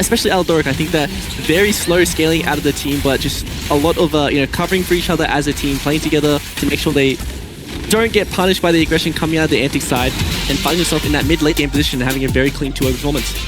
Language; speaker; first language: English; native; English